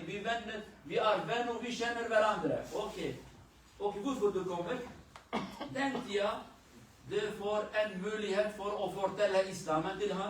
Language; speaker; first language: Swedish; non-native, learner; Kurdish